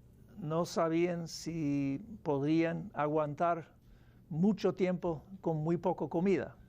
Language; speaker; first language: Spanish; non-native, fluent; English